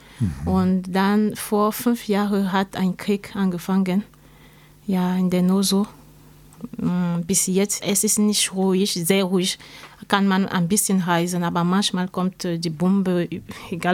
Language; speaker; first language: German; non-native, learner; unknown